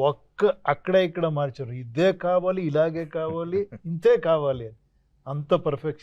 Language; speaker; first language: Telugu; non-native, local second language; Kannada